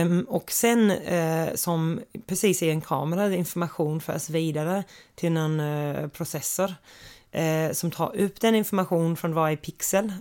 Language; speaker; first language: Swedish; non-native, fluent; English